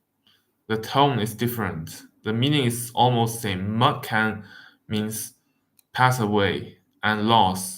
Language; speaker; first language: English; non-native, fluent; Wu Chinese